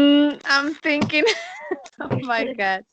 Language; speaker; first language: English; non-native, learner; Spanish